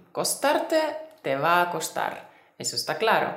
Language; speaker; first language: Spanish; native; Spanish